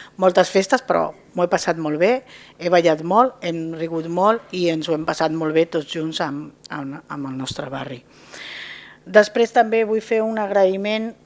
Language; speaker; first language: Catalan; non-native, local second language; Spanish